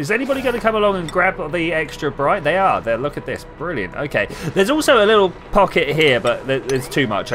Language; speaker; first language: English; native; English